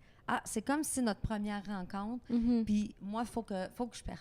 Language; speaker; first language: French; native; French